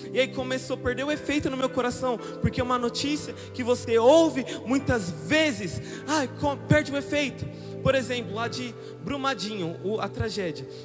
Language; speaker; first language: Portuguese; native; Portuguese